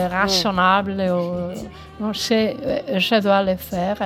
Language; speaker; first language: French; non-native, fluent; Spanish